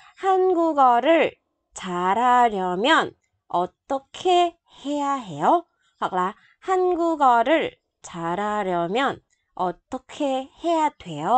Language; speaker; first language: Korean; non-native, fluent; Vietnamese